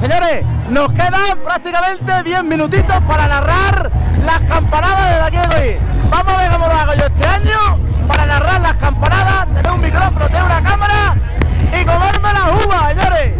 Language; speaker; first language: Spanish; native; Spanish